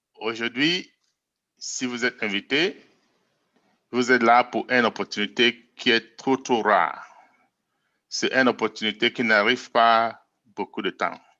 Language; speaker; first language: French; non-native, local second language; English